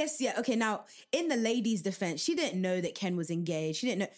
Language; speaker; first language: English; native; English